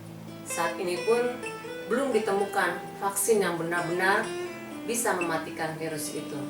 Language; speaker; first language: Indonesian; native; Indonesian